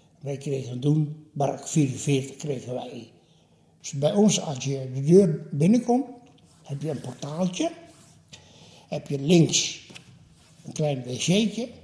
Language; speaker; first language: Dutch; early bilingual, other home language; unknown